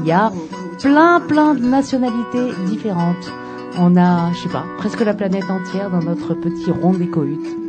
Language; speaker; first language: French; native; French